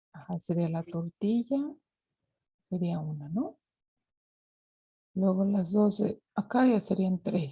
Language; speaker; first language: Spanish; native; Spanish